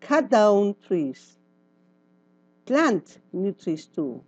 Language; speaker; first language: English; non-native, learner; Spanish